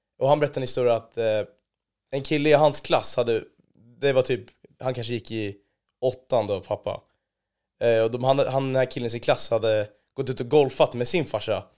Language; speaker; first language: Swedish; native; Swedish